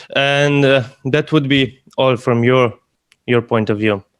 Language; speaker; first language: English; non-native, fluent; Slovenian